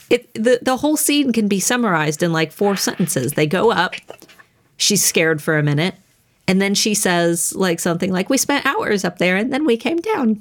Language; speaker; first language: English; native; English